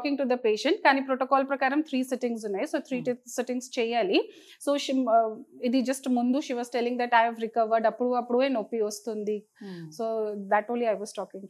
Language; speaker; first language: Telugu; non-native, fluent; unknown